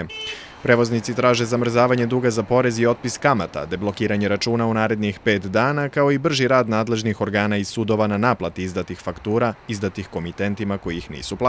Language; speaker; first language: Serbian; native; Serbian